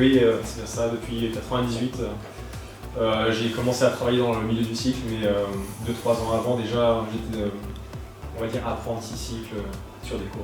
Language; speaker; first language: French; native; French